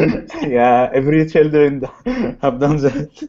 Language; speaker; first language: English; non-native, learner; Arabic